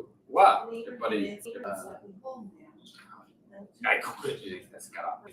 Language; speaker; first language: Japanese; non-native, learner; English